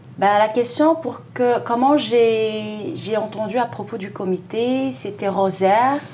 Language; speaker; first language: French; non-native, local second language; Arabic